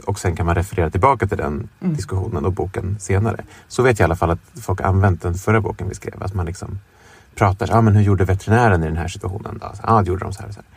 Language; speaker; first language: Swedish; native; Swedish